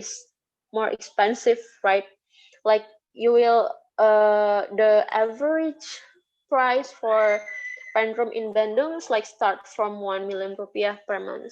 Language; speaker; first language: English; non-native, fluent; Indonesian